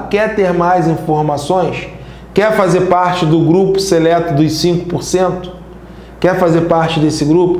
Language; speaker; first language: Portuguese; native; Portuguese